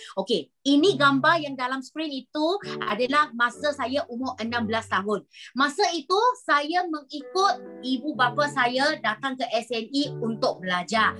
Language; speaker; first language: Malay; non-native, local second language; Chinese